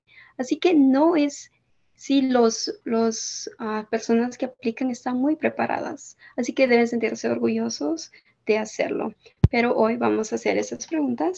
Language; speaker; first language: Spanish; early bilingual, heritage; Spanish